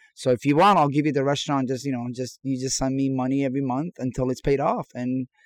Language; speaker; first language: English; non-native, fluent; Persian